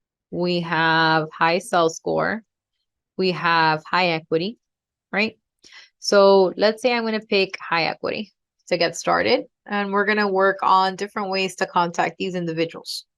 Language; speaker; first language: English; native; English